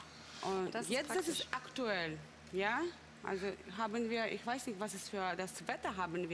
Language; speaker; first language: German; non-native, fluent; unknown